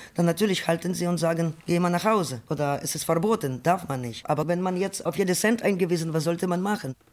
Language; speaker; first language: German; non-native, fluent; Ukrainian